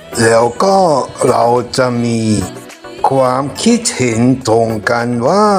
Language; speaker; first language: Thai; non-native, fluent; German